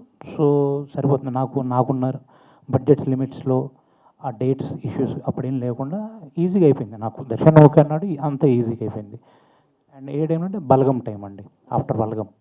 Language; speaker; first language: Telugu; native; Telugu